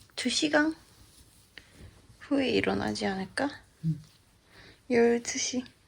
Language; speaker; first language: Korean; non-native, fluent; Japanese